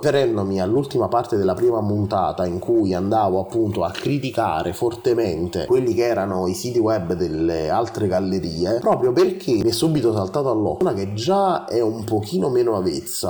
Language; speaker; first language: Italian; native; Italian